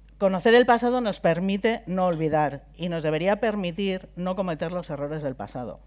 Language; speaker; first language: Spanish; native; Spanish